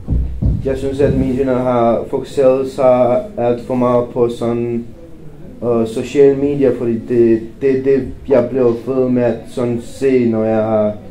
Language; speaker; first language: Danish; non-native, fluent; Romanian